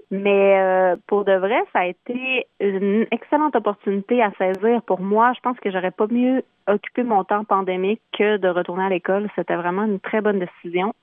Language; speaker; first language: French; native; French